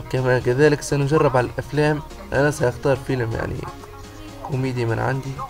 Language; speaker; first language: Arabic; native; Arabic